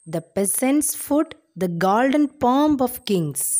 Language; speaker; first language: English; non-native, local second language; Malayalam